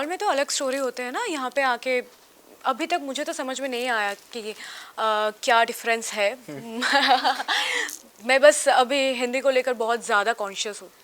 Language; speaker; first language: Hindi; non-native, local second language; Bangla